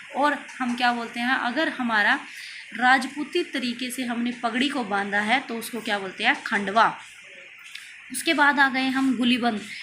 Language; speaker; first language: Hindi; native; Hindi